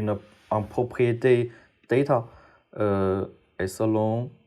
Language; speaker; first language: French; non-native, fluent; Chinese